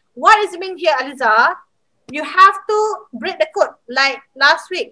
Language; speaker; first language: English; non-native, local second language; Malay